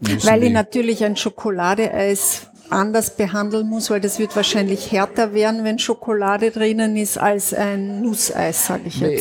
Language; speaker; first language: German; native; German